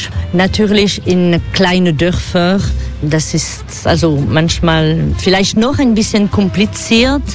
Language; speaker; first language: German; non-native, fluent; French